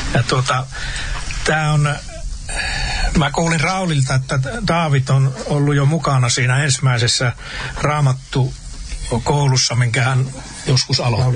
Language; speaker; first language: Finnish; native; Finnish